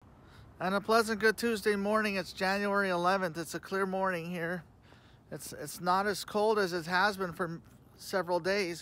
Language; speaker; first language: English; native; English